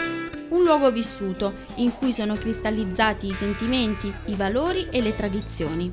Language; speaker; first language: Italian; native; Italian